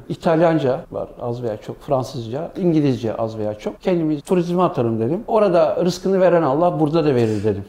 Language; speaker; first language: Turkish; early bilingual, heritage; Turkish